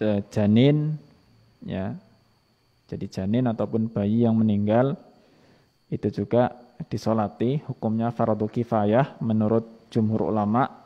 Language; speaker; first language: Indonesian; non-native, local second language; Javanese